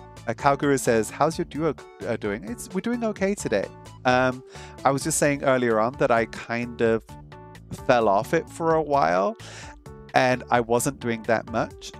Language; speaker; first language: English; native; English